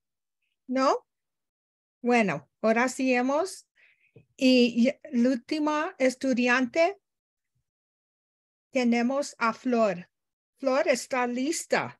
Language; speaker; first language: Spanish; non-native, learner; English